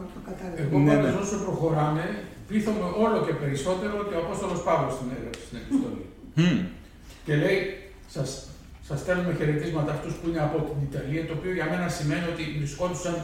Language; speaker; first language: Greek; native; Greek